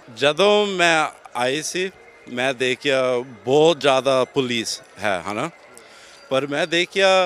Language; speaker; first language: Punjabi; non-native, learner; English